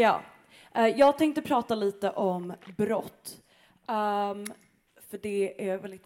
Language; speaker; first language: Swedish; early bilingual, other home language; Kurdish